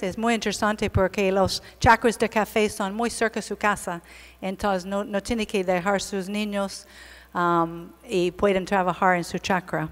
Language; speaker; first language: Spanish; non-native, learner; English